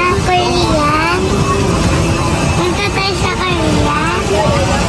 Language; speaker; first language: Filipino; native; Filipino